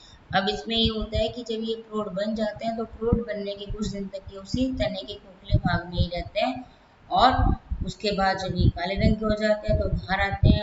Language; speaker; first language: Hindi; native; Hindi